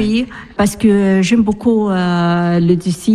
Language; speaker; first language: French; non-native, learner; Arabic